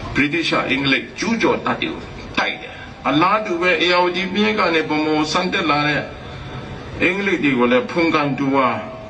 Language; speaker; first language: Burmese; non-native, local second language; Kachin